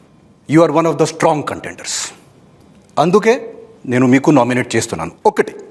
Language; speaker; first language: Telugu; non-native, fluent; Hindi